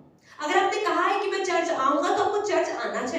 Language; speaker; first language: Hindi; native; Hindi